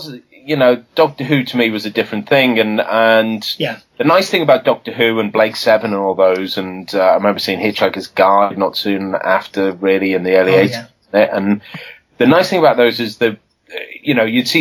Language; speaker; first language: English; native; English